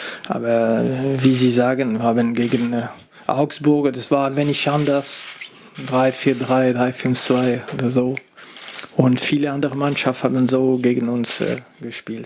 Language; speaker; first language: German; non-native, fluent; French